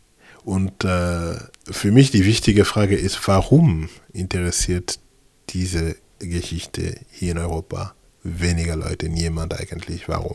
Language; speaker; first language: German; non-native, fluent; French